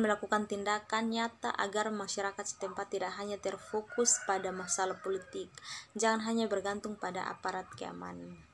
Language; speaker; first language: Indonesian; native; Indonesian